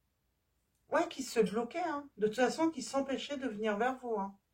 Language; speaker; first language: French; native; French